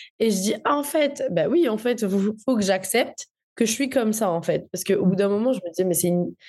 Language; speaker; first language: French; non-native, local second language; Morisyen